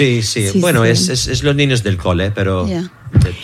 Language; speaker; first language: Spanish; non-native, learner; English